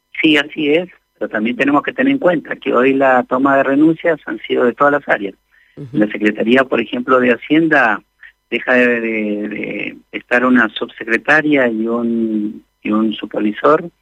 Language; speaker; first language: Spanish; native; Spanish